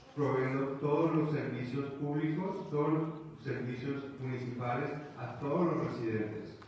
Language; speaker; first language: Spanish; early bilingual, heritage; Spanish